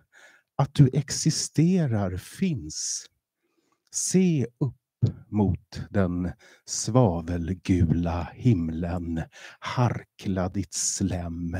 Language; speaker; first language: Swedish; native; Swedish